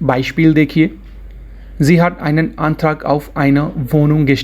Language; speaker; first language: German; non-native, fluent; Hindi